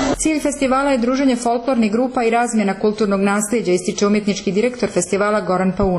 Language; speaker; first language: Croatian; native; Croatian